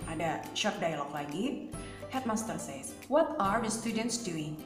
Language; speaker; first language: English; non-native, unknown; Indonesian